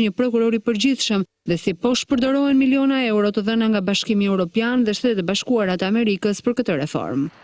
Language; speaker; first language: Albanian; native; Albanian